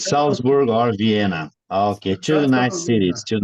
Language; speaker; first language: English; non-native, learner; Portuguese